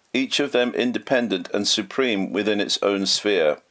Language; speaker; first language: English; native; English